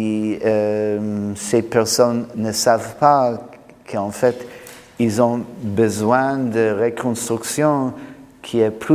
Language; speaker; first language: French; non-native, fluent; English